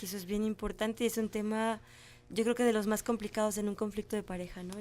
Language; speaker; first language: Spanish; native; Spanish